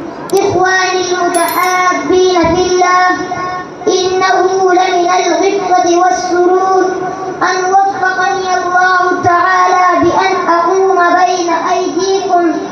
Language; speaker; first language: Arabic; non-native, learner; Urdu